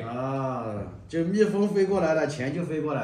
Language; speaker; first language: Chinese; native; Chinese